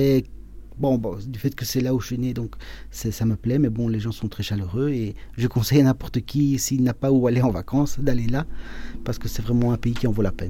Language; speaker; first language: French; early bilingual, other home language; Spanish